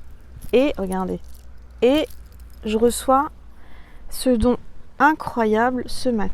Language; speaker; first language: French; native; French